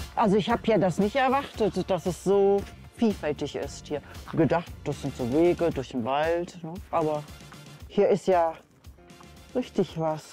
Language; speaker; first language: German; native; German